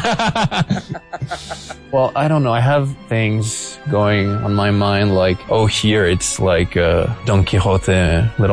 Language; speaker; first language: English; non-native, fluent; French